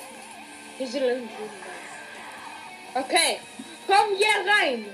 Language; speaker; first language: German; non-native, learner; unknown